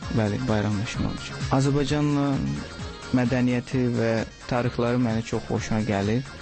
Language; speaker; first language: Azerbaijani; non-native, learner; Hindi